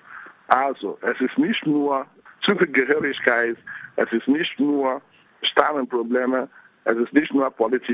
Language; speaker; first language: German; non-native, fluent; Igbo